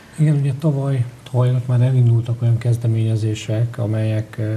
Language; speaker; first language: Hungarian; native; Hungarian